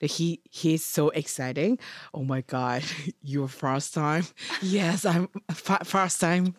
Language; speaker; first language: English; non-native, learner; Japanese